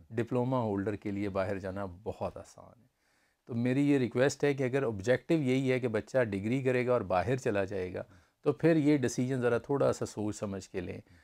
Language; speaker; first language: Urdu; native; Urdu